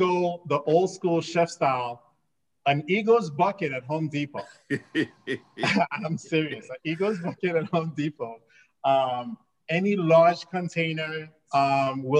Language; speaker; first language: English; native; English